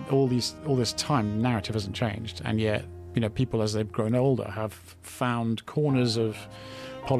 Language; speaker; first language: English; native; English